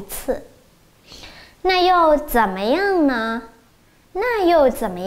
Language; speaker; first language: Chinese; non-native, fluent; Vietnamese